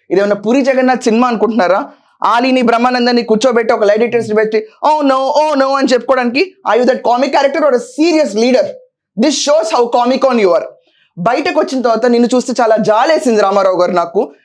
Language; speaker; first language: Telugu; native; Telugu